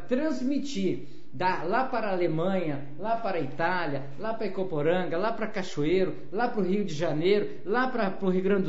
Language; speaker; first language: Portuguese; native; Portuguese